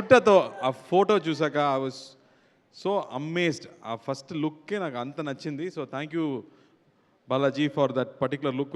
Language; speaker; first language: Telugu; non-native, local second language; Tamil